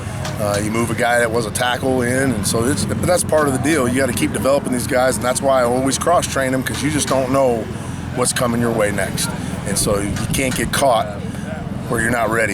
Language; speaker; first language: English; native; English